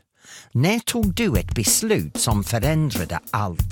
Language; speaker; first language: Swedish; non-native, fluent; English